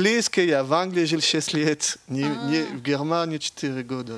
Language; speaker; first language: Russian; early bilingual, heritage; French